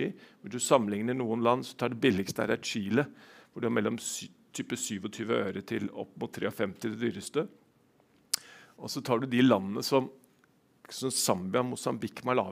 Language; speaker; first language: Norwegian; native; Norwegian